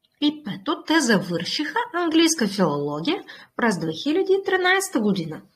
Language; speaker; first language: Bulgarian; non-native, fluent; Russian